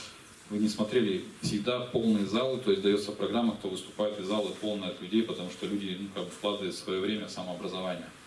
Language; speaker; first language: Russian; native; Russian